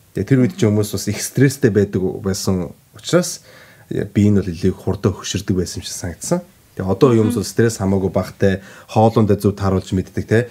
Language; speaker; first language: Mongolian; native; Mongolian